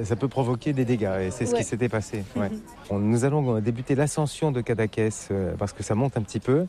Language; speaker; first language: French; native; French